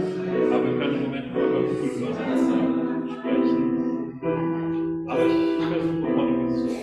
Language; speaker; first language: German; early bilingual, other home language; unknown